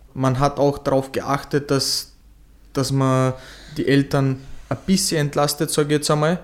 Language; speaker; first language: German; native; German